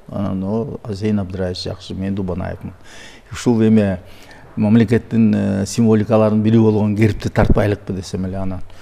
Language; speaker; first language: Kyrgyz; native; Kyrgyz